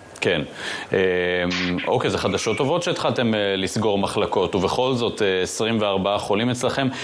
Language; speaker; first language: Hebrew; native; Hebrew